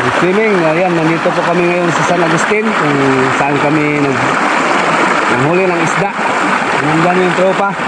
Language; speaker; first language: Filipino; non-native, local second language; Cebuano